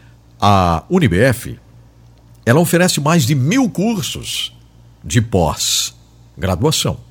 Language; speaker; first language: Portuguese; native; Portuguese